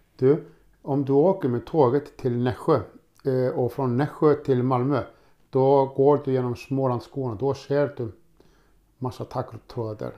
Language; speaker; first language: Swedish; non-native, fluent; Icelandic